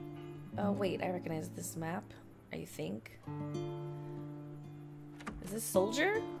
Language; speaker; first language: English; native; English